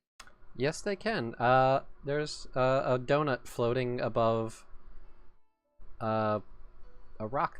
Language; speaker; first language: English; native; English